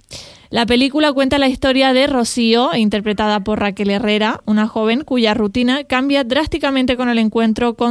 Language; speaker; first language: Spanish; native; Spanish